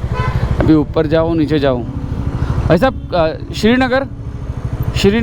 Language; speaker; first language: Hindi; native; Hindi